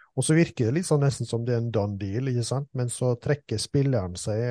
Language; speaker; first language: Norwegian; native; Norwegian